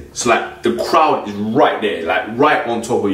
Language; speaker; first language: English; native; English